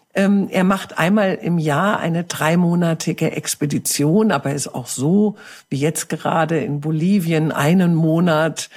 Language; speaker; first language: German; native; German